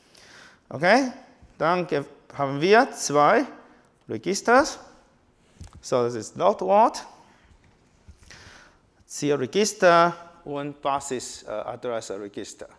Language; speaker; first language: German; non-native, learner; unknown